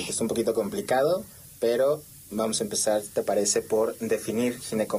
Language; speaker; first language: Spanish; native; Spanish